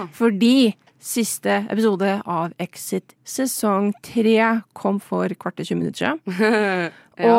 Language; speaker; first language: Norwegian; native; Norwegian